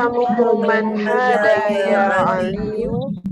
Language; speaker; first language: Arabic; non-native, learner; Indonesian